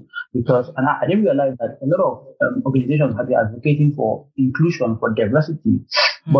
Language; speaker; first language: English; non-native, local second language; Igbo